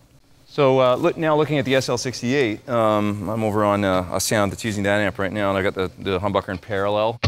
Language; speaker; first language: English; native; English